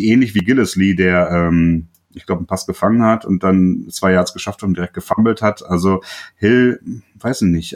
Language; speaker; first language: German; native; German